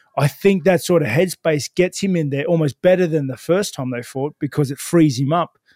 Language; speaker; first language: English; native; English